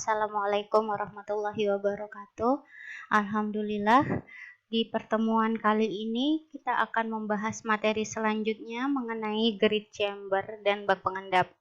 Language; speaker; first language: Indonesian; native; Indonesian